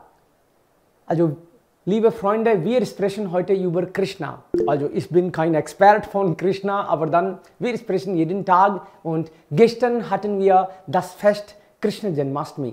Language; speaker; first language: German; non-native, fluent; Hindi